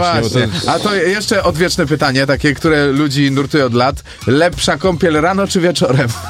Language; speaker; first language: Polish; native; Polish